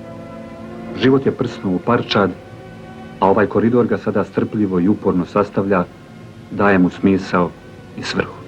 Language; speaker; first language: Bosnian; native; Bosnian